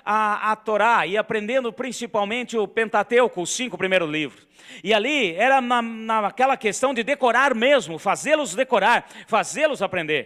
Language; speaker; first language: Portuguese; native; Portuguese